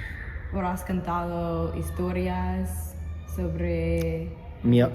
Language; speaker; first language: Spanish; non-native, learner; English